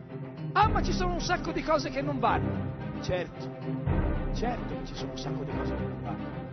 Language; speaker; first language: Italian; native; Italian